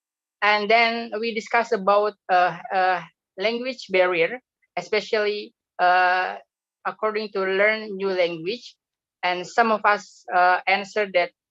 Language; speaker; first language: English; non-native, learner; Indonesian